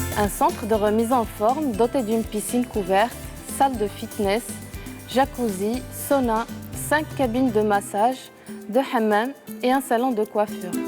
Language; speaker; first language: French; non-native, local second language; Arabic